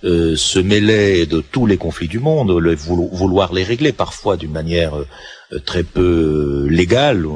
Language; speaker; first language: French; native; French